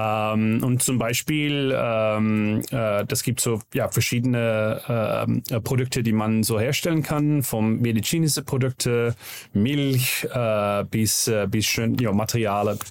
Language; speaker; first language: German; non-native, learner; Dutch